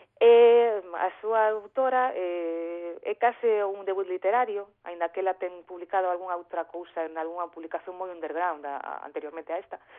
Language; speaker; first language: Galician; native; Galician